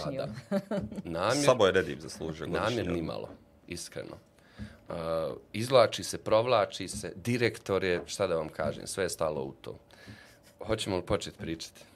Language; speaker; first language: Bosnian; native; Bosnian